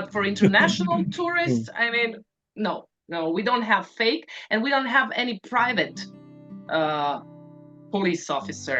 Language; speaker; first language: English; non-native, fluent; Serbian